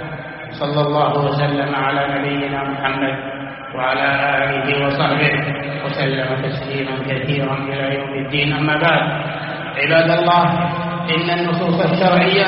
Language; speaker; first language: Arabic; native; Arabic